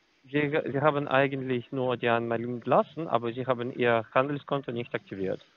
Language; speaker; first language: German; non-native, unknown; Russian